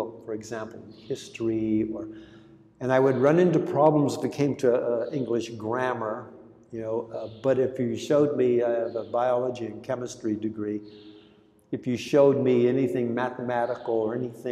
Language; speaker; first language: English; early bilingual, other home language; Greek